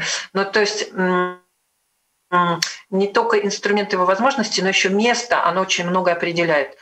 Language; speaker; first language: Russian; native; Russian